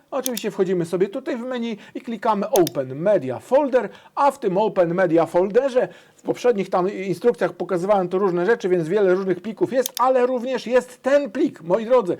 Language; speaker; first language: Polish; native; Polish